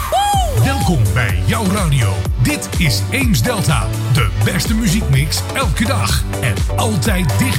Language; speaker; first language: Dutch; native; Dutch